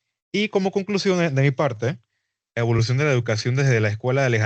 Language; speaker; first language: Spanish; native; Spanish